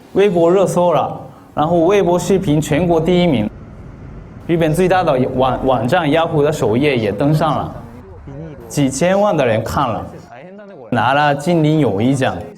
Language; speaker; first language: Chinese; non-native, fluent; Japanese